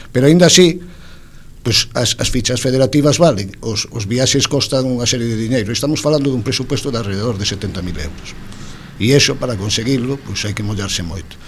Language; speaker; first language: Galician; non-native, local second language; Spanish